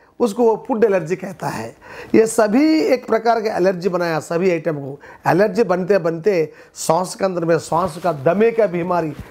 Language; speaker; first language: Hindi; non-native, local second language; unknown